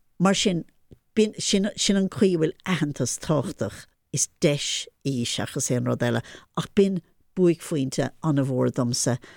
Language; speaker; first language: Irish; non-native, local second language; English